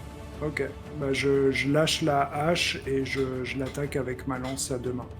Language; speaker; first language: French; native; French